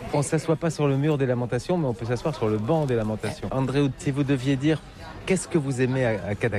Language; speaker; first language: French; native; French